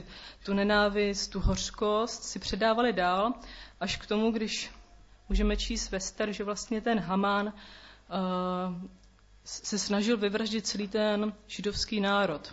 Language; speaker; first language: Czech; native; Czech